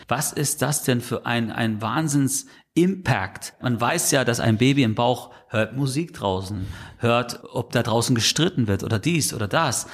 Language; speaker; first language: German; non-native, fluent; English